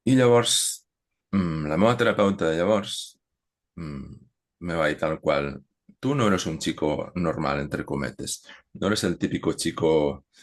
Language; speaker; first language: Spanish; non-native, local second language; Catalan